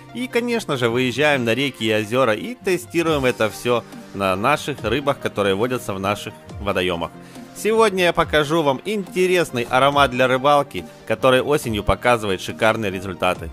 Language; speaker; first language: Russian; native; Russian